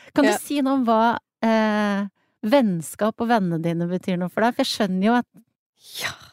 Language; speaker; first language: Norwegian; native; Norwegian